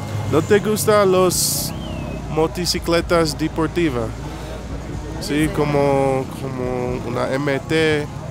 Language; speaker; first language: Spanish; non-native, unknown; English